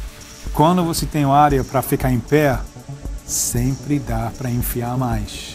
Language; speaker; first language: Portuguese; non-native, fluent; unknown